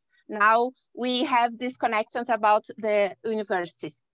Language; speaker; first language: English; non-native, learner; Portuguese